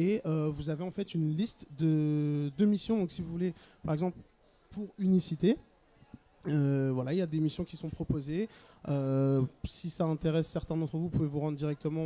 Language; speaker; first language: French; native; French